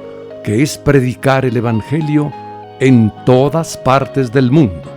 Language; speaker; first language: Spanish; native; Spanish